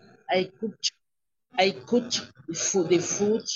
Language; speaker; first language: English; non-native, learner; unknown